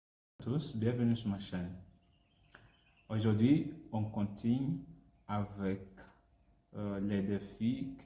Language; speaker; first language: French; non-native, learner; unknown